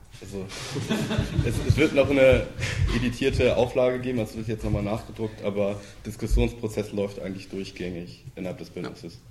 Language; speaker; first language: German; native; German